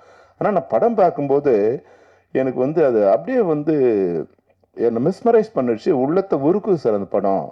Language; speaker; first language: Tamil; native; Tamil